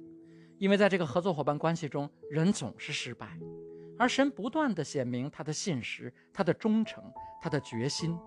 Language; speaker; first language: Chinese; native; Chinese